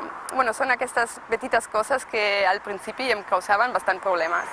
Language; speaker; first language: Catalan; non-native, fluent; German